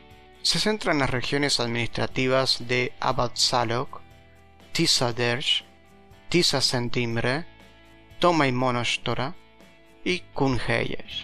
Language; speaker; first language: Spanish; native; Spanish